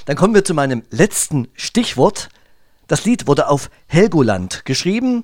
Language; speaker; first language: German; native; German